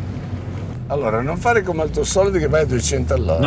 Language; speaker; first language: Italian; native; Italian